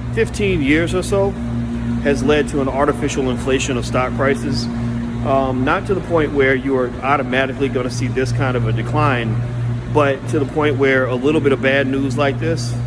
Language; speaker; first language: English; native; English